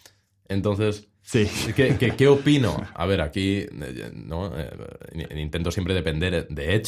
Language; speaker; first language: Spanish; native; Spanish